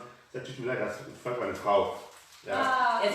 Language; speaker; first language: German; non-native, learner; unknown